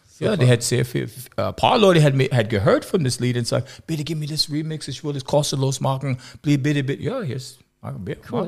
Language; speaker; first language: German; non-native, learner; English